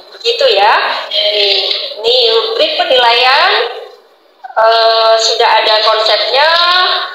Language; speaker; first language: Indonesian; native; Indonesian